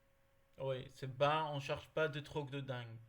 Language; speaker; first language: French; non-native, learner; Arabic